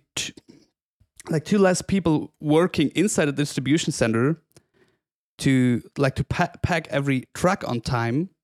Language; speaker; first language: English; non-native, fluent; German